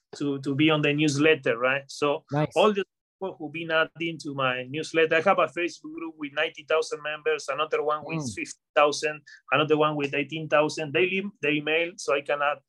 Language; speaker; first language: English; non-native, fluent; Spanish